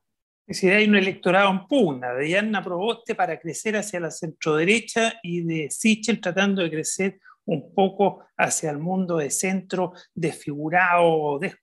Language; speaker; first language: Spanish; native; Spanish